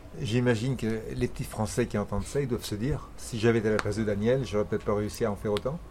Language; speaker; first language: French; native; French